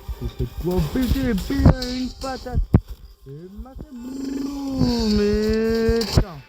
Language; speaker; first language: French; native; French